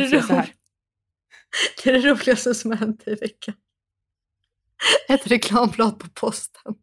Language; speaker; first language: Swedish; native; Swedish